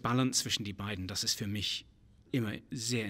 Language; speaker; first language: German; non-native, fluent; English